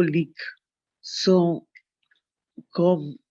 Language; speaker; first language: French; non-native, learner; Portuguese